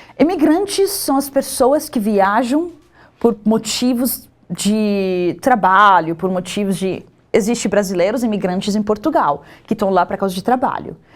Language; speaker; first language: Portuguese; non-native, fluent; Arabic